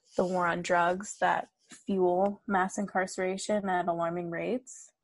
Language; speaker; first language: English; native; English